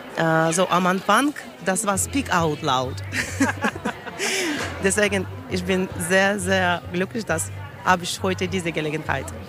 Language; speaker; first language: German; non-native, learner; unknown